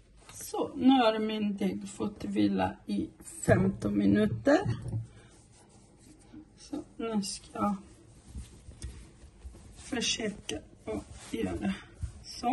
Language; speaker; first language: Swedish; non-native, learner; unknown